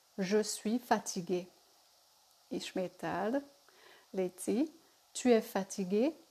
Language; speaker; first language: French; non-native, fluent; Hungarian